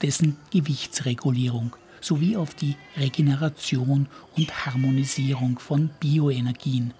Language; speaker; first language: German; native; German